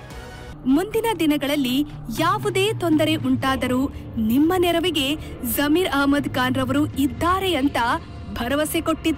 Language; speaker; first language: Kannada; native; Kannada